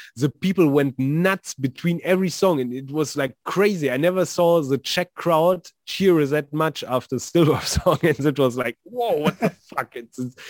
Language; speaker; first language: English; non-native, fluent; German